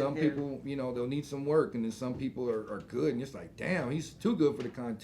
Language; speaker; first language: English; native; English